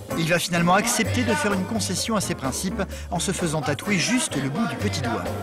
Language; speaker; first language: French; native; French